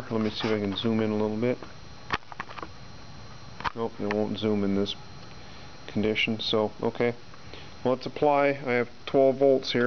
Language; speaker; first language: English; native; English